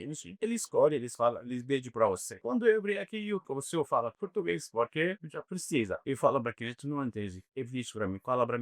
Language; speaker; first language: Portuguese; non-native, learner; Arabic